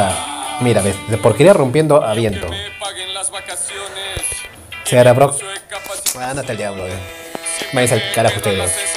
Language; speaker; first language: Spanish; native; Spanish